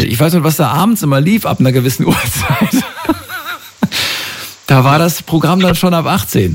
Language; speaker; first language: German; native; German